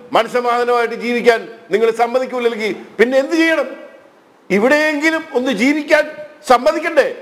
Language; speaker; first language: Malayalam; native; Malayalam